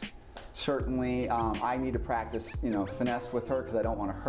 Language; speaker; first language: English; native; English